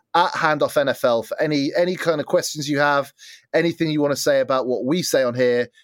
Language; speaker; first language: English; native; English